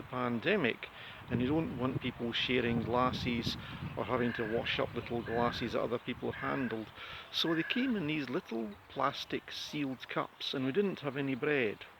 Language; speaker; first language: English; native; English